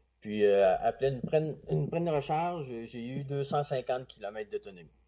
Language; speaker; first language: French; native; French